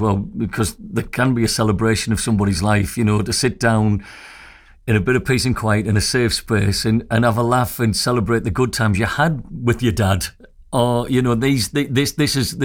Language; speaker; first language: English; native; English